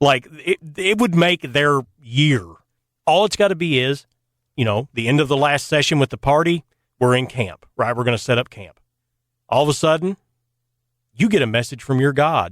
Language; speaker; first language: English; native; English